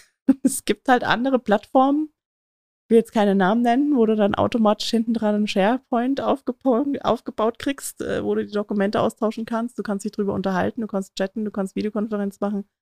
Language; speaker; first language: German; native; German